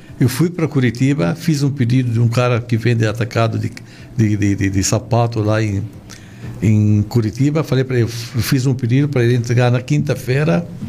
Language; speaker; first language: Portuguese; non-native, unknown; Arabic